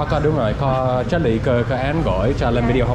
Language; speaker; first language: Vietnamese; early bilingual, heritage; Vietnamese